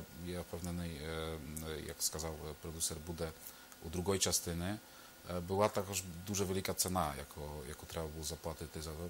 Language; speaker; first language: Ukrainian; non-native, fluent; Polish